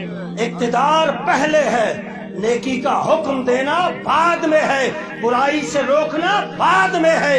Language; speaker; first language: Urdu; native; Urdu